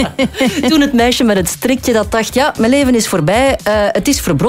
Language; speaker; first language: Dutch; native; Dutch